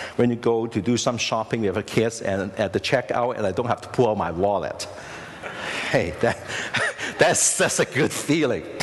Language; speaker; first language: English; non-native, local second language; Cantonese